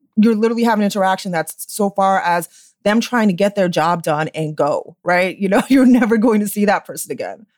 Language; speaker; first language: English; early bilingual, other home language; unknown